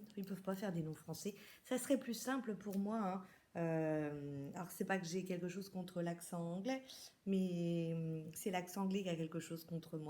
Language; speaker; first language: French; native; French